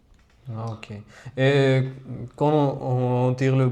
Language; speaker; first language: French; non-native, fluent; Georgian